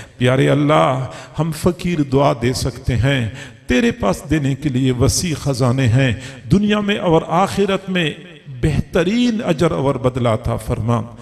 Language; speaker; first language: Urdu; non-native, local second language; Punjabi